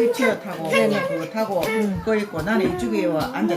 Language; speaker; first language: Korean; native; Korean